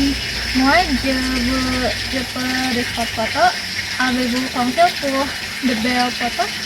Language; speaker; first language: French; non-native, learner; Indonesian